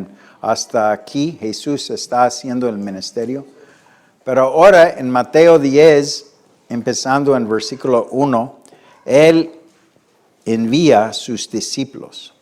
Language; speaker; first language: Spanish; non-native, fluent; English